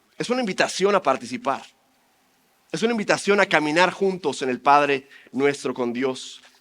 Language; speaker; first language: Spanish; native; Spanish